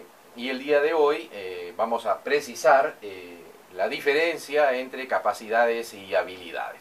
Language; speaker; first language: Spanish; native; Spanish